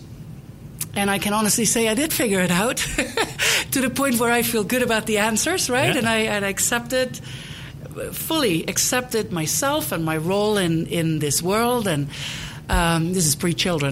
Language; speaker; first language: English; non-native, fluent; Dutch